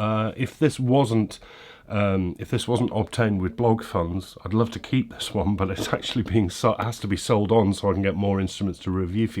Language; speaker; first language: English; native; English